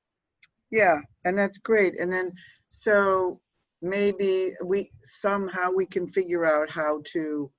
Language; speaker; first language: English; native; English